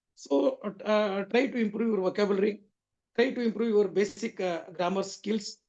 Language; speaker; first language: English; non-native, local second language; Kannada